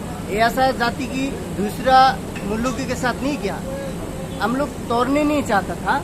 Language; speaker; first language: Hindi; non-native, learner; Bangla